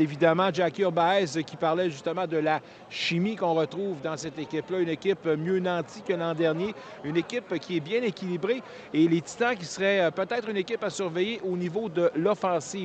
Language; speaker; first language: French; native; French